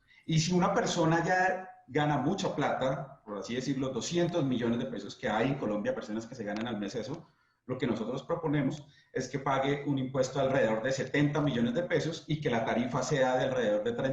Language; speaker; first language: Spanish; native; Spanish